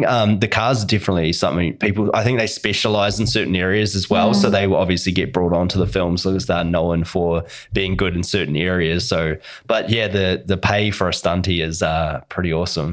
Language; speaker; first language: English; native; English